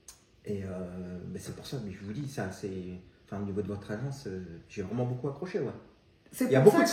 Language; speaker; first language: French; native; French